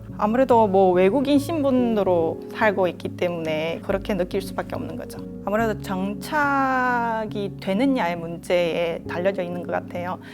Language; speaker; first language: Korean; non-native, fluent; Chinese